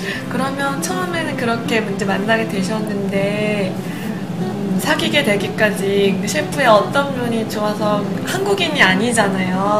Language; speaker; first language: Korean; native; Korean